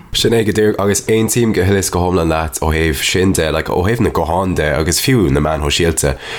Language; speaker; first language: Irish; non-native, local second language; English